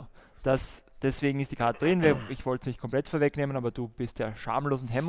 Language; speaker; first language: German; native; German